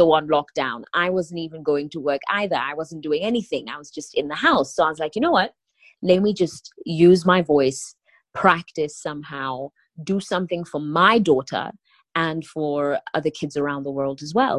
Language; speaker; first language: English; non-native, local second language; Tswana